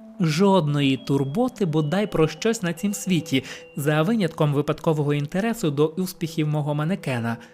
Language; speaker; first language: Ukrainian; native; Ukrainian